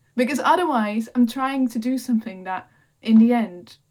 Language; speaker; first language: English; non-native, fluent; Dutch